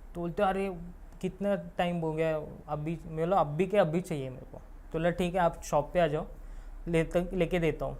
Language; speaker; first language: Hindi; non-native, local second language; Marathi